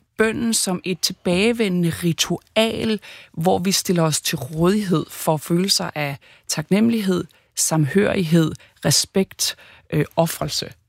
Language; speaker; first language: Danish; native; Danish